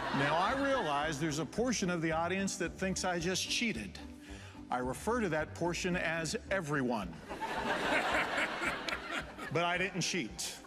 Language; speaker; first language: English; native; English